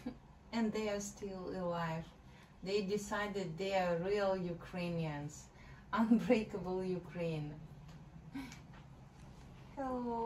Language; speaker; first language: English; non-native, fluent; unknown